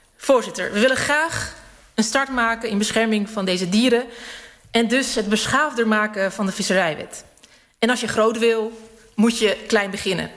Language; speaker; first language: Dutch; early bilingual, other home language; Serbian